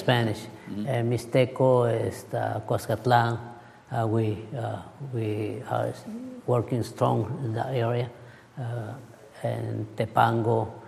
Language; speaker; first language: English; non-native, learner; Spanish